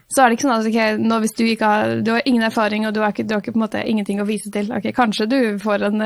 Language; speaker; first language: Norwegian; native; Norwegian